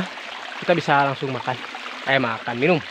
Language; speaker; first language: Indonesian; native; Indonesian